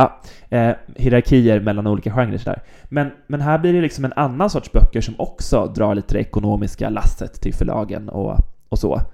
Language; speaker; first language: Swedish; native; Swedish